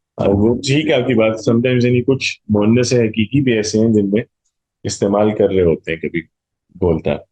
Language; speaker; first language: Urdu; non-native, local second language; Punjabi